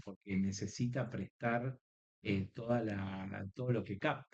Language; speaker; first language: Spanish; native; Spanish